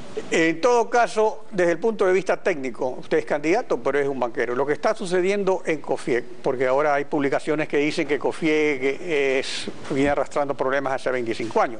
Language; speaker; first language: Spanish; native; Spanish